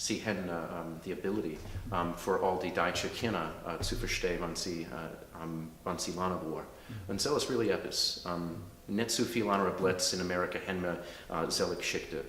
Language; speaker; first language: German; early bilingual, heritage; English